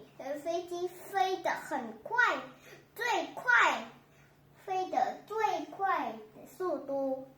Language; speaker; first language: Chinese; non-native, learner; Vietnamese